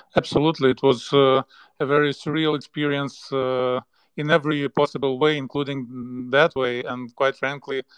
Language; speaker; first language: English; non-native, fluent; Ukrainian